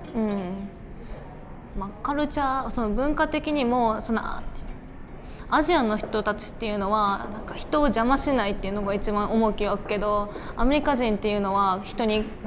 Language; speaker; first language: Japanese; native; Japanese